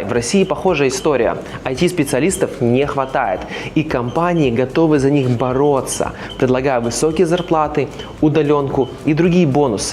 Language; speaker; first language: Russian; native; Russian